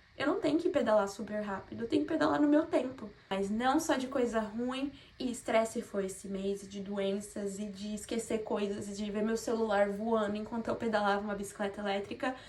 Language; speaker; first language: Portuguese; native; Portuguese